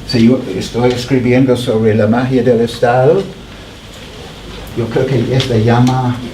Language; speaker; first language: Spanish; non-native, fluent; English